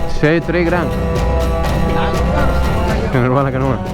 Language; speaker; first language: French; non-native, learner; Spanish